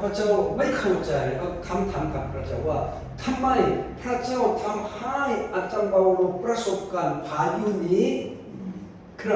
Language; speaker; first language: Thai; non-native, fluent; Korean